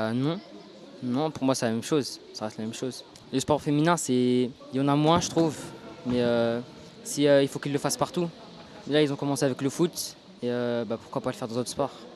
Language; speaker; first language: French; native; French